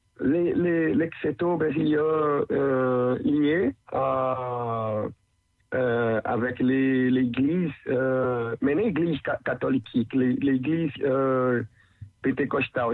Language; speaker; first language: French; non-native, learner; Portuguese